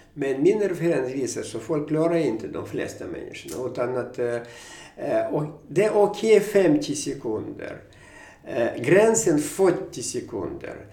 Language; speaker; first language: Swedish; non-native, fluent; Russian